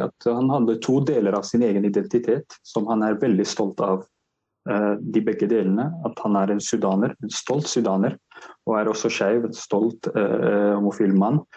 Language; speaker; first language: Norwegian; non-native, fluent; Arabic